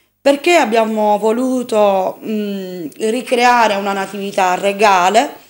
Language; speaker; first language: Italian; native; Italian